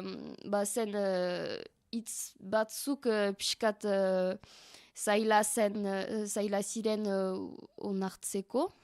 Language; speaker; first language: Basque; non-native, learner; French